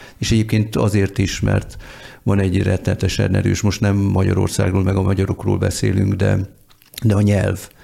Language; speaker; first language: Hungarian; early bilingual, heritage; Hungarian